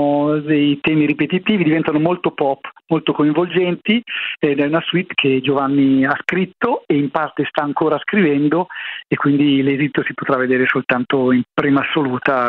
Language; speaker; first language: Italian; native; Italian